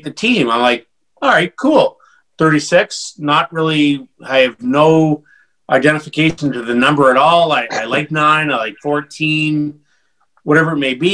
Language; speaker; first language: English; native; English